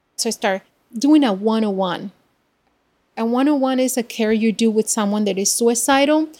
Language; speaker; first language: English; non-native, fluent; Spanish